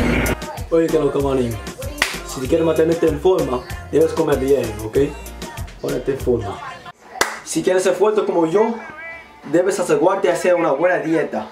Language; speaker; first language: Spanish; non-native, learner; English